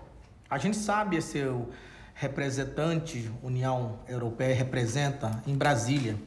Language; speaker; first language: Portuguese; non-native, local second language; Yanomámi